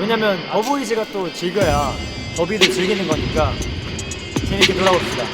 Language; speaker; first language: Korean; native; Korean